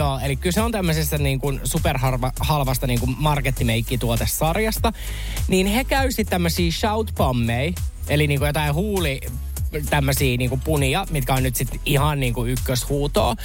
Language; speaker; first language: Finnish; native; Finnish